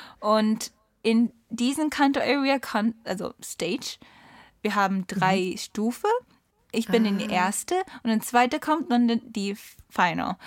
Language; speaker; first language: German; non-native, learner; Japanese